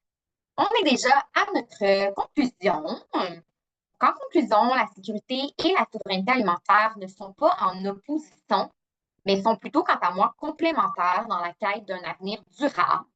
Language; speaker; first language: French; native; French